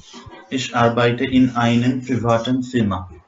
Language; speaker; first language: German; non-native, learner; Bangla